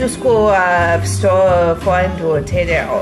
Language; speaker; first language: Danish; non-native, learner; English